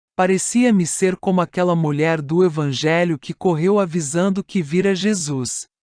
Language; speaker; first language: Portuguese; non-native, fluent; Italian